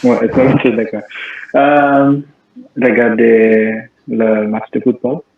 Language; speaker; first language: French; non-native, learner; Indonesian